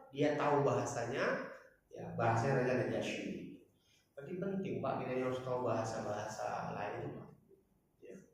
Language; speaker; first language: Indonesian; non-native, local second language; Batak Toba